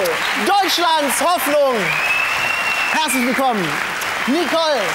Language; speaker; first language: German; native; German